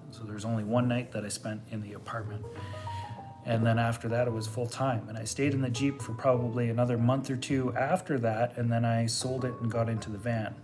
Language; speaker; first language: English; native; English